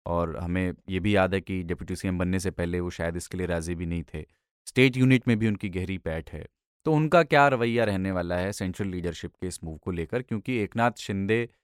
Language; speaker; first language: Hindi; native; Hindi